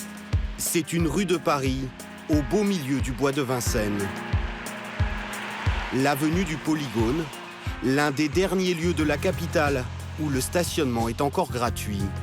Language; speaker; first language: French; native; French